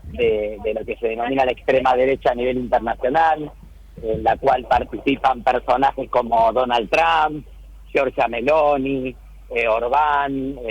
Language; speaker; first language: Spanish; native; Spanish